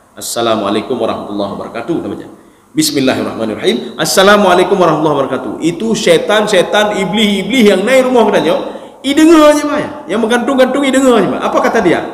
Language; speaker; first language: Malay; non-native, local second language; Achinese